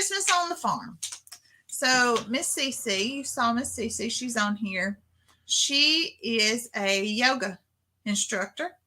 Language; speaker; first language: English; native; English